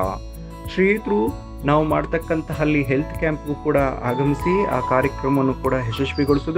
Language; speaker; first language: Kannada; native; Kannada